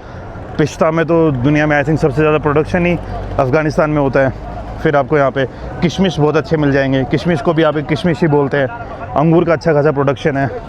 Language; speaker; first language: Hindi; native; Hindi